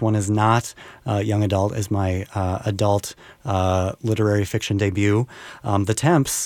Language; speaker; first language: English; native; English